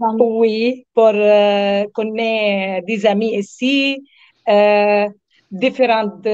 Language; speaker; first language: French; non-native, learner; Arabic